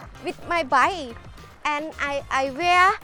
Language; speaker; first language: English; non-native, learner; Khmer